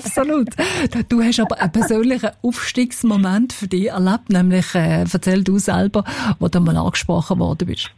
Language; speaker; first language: German; native; German